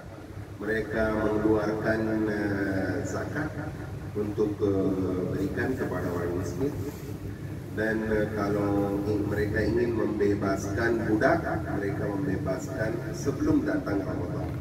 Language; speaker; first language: Indonesian; non-native, fluent; Urdu